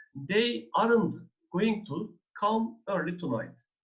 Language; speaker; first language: English; non-native, fluent; Turkish